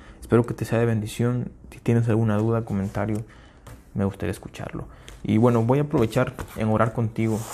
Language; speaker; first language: Spanish; early bilingual, heritage; Spanish